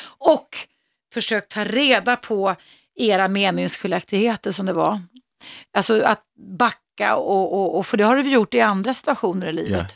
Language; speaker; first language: Swedish; native; Swedish